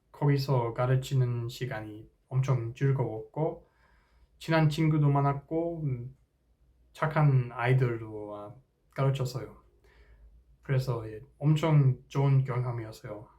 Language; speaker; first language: Korean; non-native, fluent; English